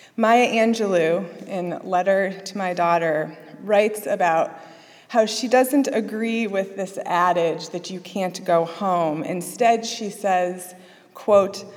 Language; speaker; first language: English; native; English